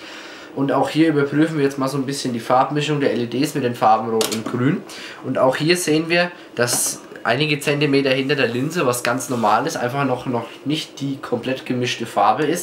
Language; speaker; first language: German; native; German